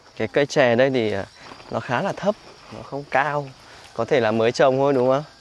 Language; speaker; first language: Vietnamese; native; Vietnamese